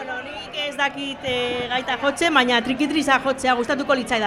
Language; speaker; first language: Basque; non-native, local second language; Spanish